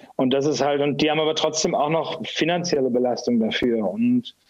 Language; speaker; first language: German; native; German